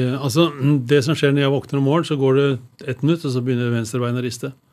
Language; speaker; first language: Norwegian; native; Norwegian